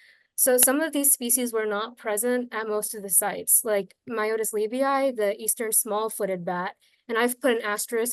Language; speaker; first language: English; native; English